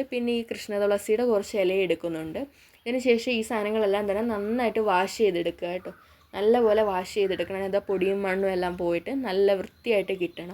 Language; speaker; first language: Malayalam; native; Malayalam